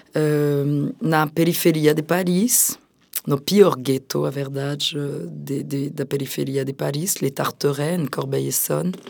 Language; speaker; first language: Portuguese; non-native, fluent; French